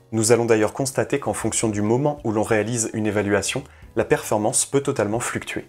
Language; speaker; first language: French; native; French